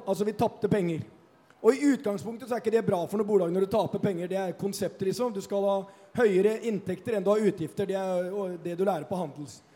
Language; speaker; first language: Norwegian; native; Norwegian